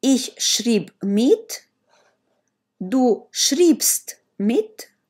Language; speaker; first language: German; non-native, learner; Romanian